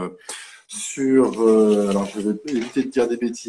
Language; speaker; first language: French; native; French